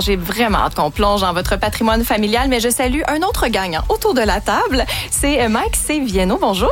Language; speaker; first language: French; native; French